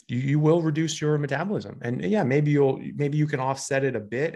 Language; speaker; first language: English; native; English